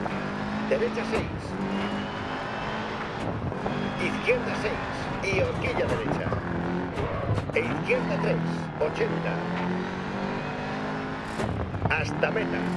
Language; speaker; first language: Spanish; native; Spanish